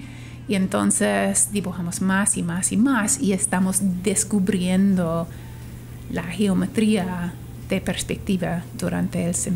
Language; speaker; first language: Spanish; non-native, fluent; English